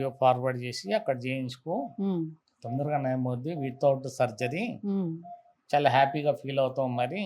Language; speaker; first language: Telugu; native; Telugu